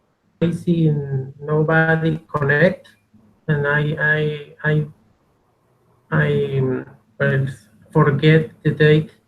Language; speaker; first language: English; non-native, learner; Spanish